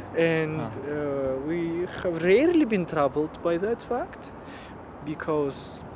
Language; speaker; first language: English; non-native, fluent; Russian